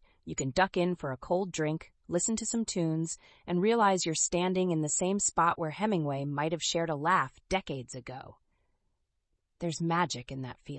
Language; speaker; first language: English; native; English